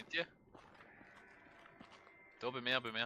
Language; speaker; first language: German; native; German